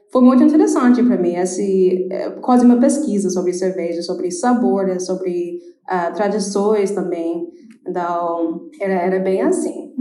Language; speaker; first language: Portuguese; non-native, fluent; English